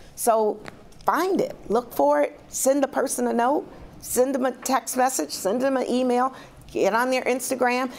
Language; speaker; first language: English; native; English